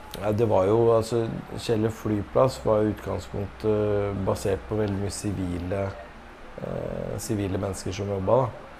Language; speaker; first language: Norwegian; early bilingual, other home language; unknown